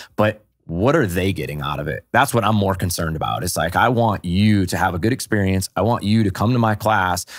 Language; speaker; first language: English; native; English